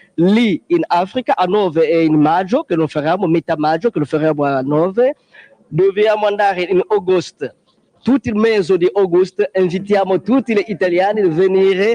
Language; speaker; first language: Italian; non-native, learner; Kongo